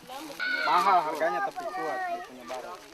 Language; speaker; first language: Indonesian; non-native, local second language; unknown